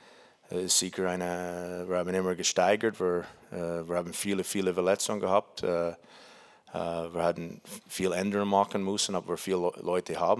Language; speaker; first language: German; non-native, fluent; English